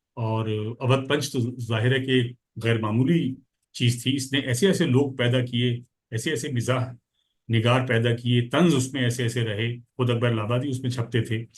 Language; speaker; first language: Urdu; native; Urdu